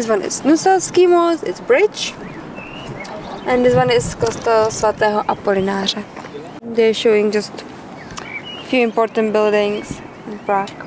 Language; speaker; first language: English; non-native, learner; Czech